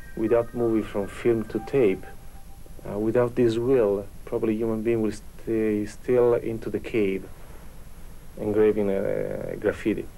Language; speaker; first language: English; non-native, fluent; Italian